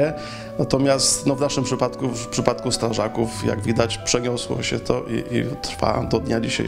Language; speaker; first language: Polish; native; Polish